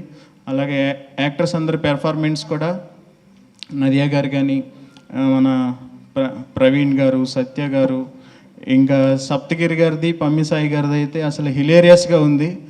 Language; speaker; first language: Telugu; native; Telugu